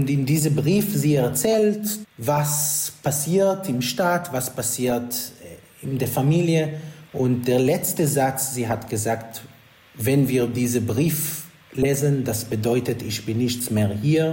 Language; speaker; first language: German; non-native, fluent; Hebrew